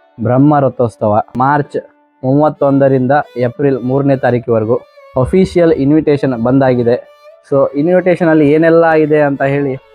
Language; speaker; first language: Kannada; non-native, local second language; Konkani